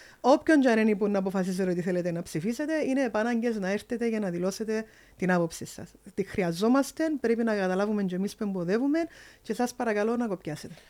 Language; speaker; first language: Greek; early bilingual, heritage; Greek